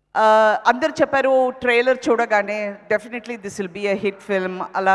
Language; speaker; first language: Telugu; non-native, fluent; Tamil